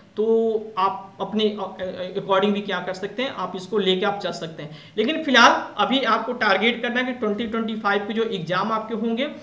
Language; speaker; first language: Hindi; native; Hindi